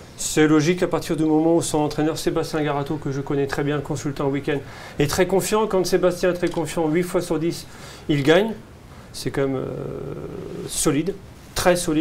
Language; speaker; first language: French; native; French